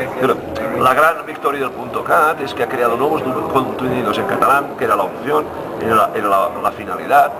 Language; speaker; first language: Spanish; non-native, local second language; Catalan